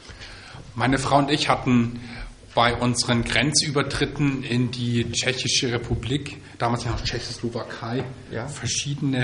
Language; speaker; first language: German; native; German